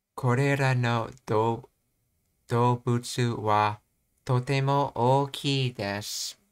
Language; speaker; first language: Japanese; non-native, learner; English